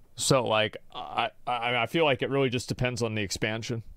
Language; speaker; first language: English; native; English